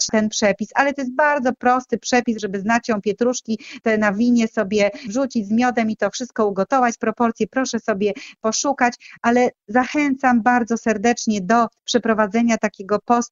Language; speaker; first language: Polish; native; Polish